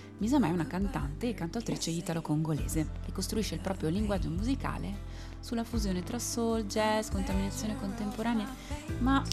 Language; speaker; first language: Italian; early bilingual, other home language; Lingala